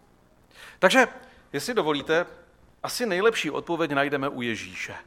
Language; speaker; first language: Czech; native; Czech